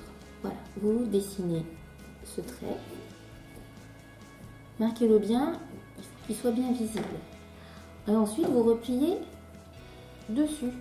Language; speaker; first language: French; native; French